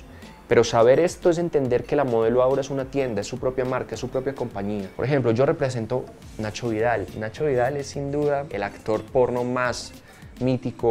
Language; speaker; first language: Spanish; native; Spanish